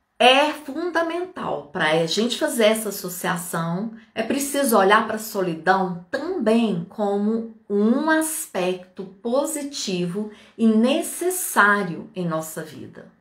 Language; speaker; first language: Portuguese; native; Portuguese